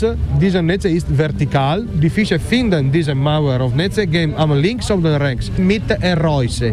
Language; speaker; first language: German; non-native, learner; Italian